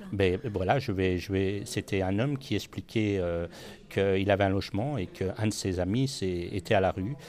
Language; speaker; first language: French; native; French